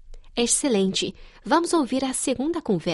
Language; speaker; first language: Portuguese; non-native, fluent; Chinese